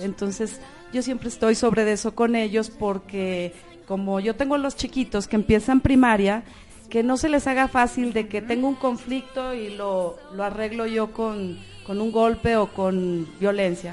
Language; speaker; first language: Spanish; native; Spanish